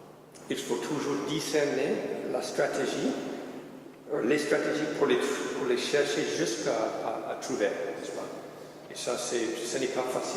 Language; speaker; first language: French; non-native, fluent; English